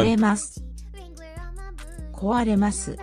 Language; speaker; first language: Japanese; non-native, learner; English